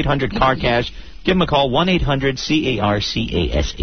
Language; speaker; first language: English; native; English